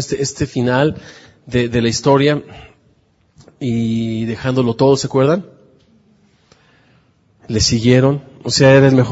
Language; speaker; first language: Spanish; native; Spanish